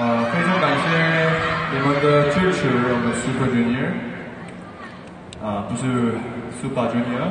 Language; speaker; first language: Chinese; non-native, learner; Korean